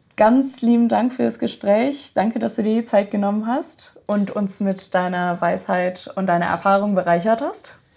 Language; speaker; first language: German; native; German